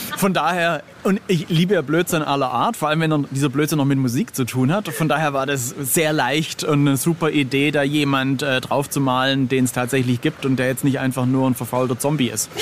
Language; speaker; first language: German; native; German